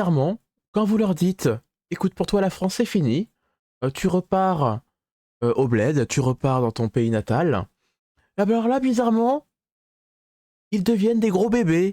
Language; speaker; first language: French; native; French